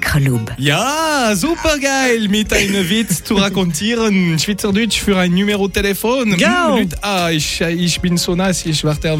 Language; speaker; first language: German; non-native, learner; French